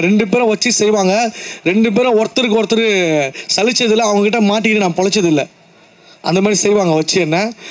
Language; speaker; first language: Tamil; native; Tamil